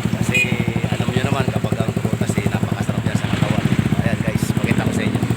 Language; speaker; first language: Filipino; native; Filipino